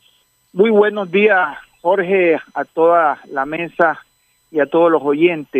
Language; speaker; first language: Spanish; native; Spanish